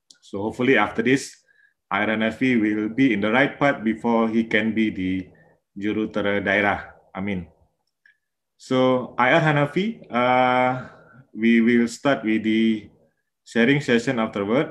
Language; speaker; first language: English; non-native, local second language; Malay